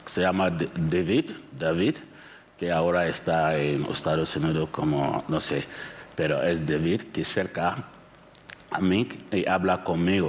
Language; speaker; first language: Spanish; non-native, learner; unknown